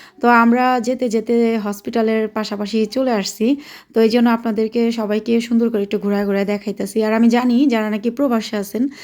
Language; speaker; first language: Bangla; early bilingual, heritage; Bangla